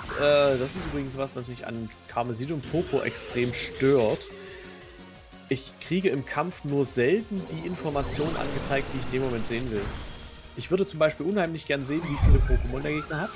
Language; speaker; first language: German; native; German